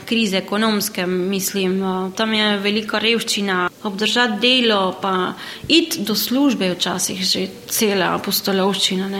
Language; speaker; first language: Slovenian; early bilingual, heritage; Slovenian